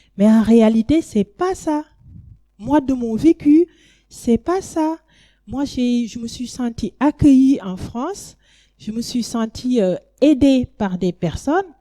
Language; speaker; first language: French; non-native, local second language; Wolof